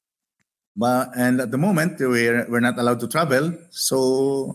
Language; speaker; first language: English; non-native, local second language; Hiligaynon